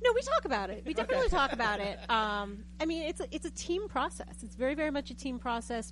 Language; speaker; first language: English; native; English